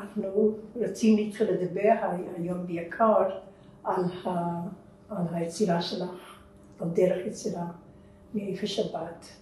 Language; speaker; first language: Hebrew; native; Hebrew